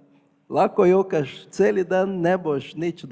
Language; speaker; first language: Slovenian; non-native, fluent; Portuguese